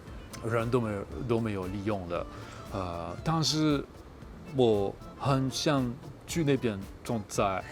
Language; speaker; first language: Chinese; non-native, fluent; French